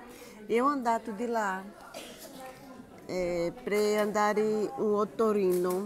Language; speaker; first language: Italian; non-native, learner; Portuguese